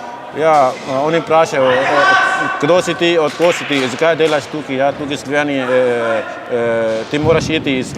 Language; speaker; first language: Slovenian; non-native, learner; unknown